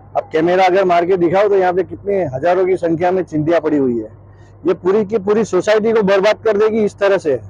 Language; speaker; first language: Hindi; non-native, local second language; Gujarati